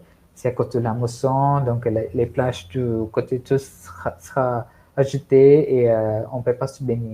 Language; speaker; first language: French; non-native, fluent; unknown